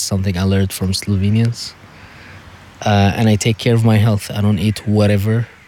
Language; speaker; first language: Slovenian; non-native, learner; Arabic